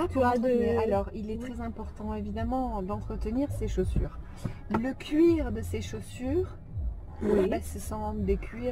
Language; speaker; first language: French; native; French